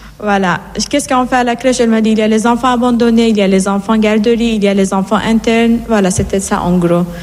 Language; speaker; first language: French; non-native, fluent; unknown